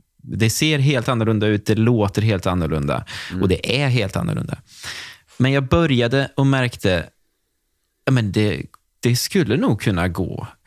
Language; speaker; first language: Swedish; native; Swedish